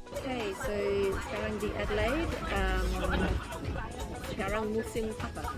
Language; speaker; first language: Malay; early bilingual, heritage; Malay